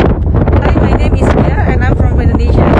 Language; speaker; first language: English; non-native, fluent; Indonesian